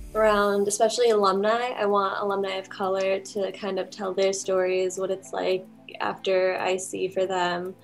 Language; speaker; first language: English; native; English